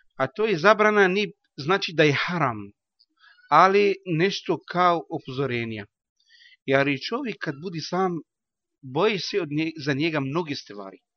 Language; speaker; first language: Bosnian; non-native, learner; Arabic